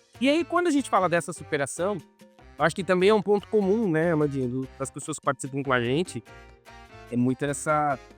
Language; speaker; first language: Portuguese; native; Portuguese